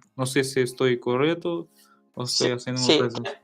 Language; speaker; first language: Spanish; non-native, learner; Portuguese